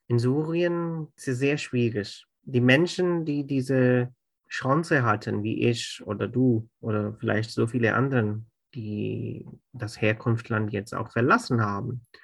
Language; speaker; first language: German; non-native, fluent; Urdu